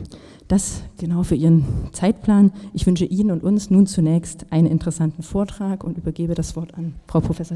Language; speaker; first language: German; native; German